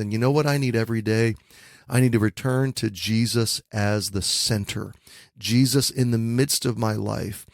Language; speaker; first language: English; native; English